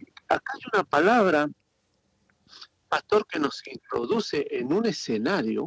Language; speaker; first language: Spanish; native; Spanish